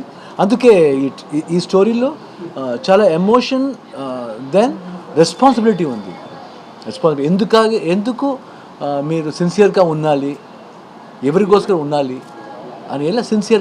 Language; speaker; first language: Telugu; non-native, learner; Kannada